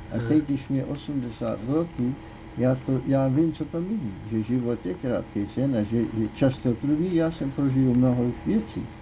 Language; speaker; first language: Czech; early bilingual, heritage; Czech